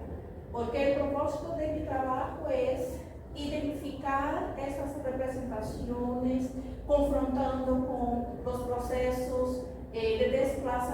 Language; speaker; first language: Spanish; non-native, fluent; Portuguese